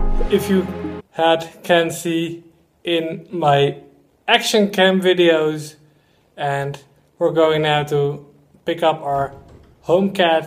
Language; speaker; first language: English; non-native, learner; Dutch